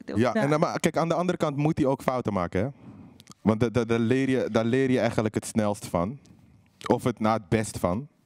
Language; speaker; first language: Dutch; native; Dutch